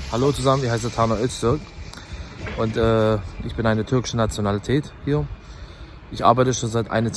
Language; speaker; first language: German; early bilingual, other home language; Turkish